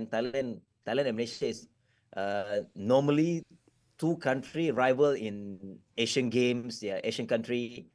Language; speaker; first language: English; non-native, local second language; Malay